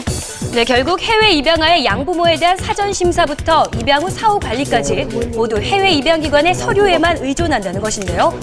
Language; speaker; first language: Korean; native; Korean